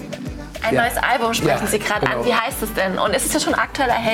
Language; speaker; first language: German; native; German